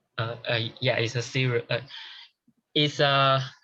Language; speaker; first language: English; non-native, learner; Chinese